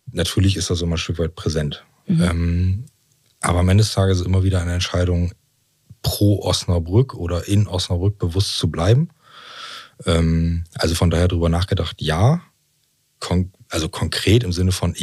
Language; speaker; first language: German; native; German